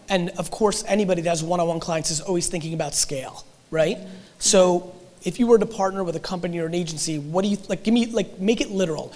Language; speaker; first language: English; early bilingual, other home language; Russian